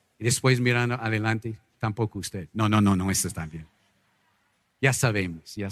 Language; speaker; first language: Spanish; non-native, fluent; English